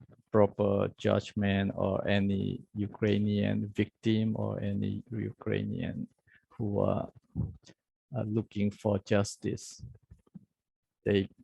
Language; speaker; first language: English; non-native, learner; Burmese